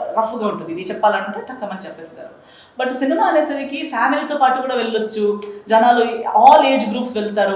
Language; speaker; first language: Telugu; non-native, fluent; Konkani